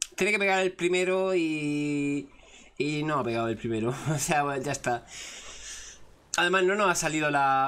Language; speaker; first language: Spanish; native; Spanish